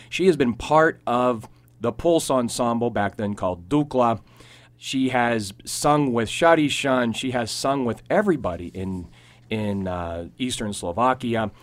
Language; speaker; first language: English; native; English